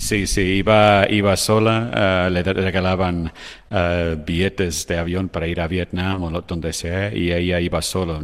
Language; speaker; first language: Spanish; non-native, fluent; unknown